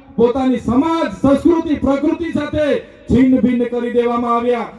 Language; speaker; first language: Gujarati; non-native, local second language; Vasavi